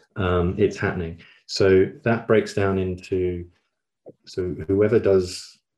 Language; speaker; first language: English; native; English